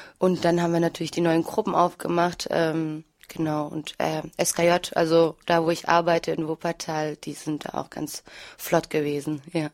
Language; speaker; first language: German; early bilingual, other home language; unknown